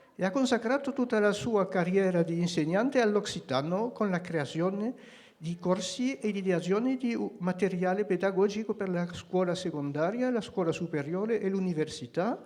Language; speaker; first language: Italian; non-native, fluent; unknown